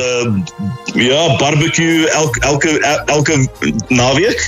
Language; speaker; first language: Dutch; non-native, learner; Afrikaans